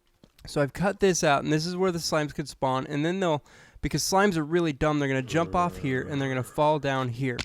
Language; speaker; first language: English; native; English